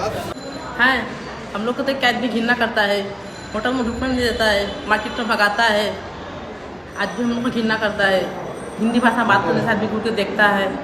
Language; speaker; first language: Hindi; early bilingual, heritage; Hindi